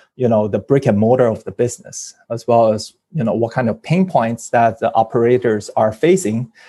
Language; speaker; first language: English; early bilingual, other home language; Chinese